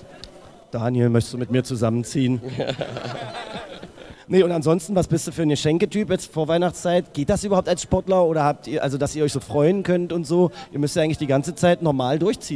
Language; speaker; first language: German; native; German